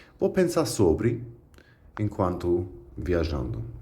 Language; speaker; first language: Portuguese; non-native, fluent; English